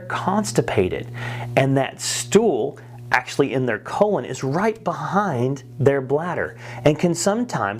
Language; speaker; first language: English; native; English